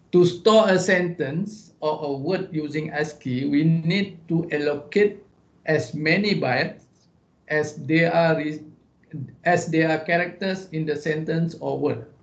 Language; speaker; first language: English; non-native, local second language; Malay